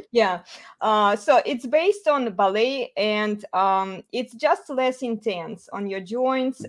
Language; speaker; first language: English; non-native, fluent; Russian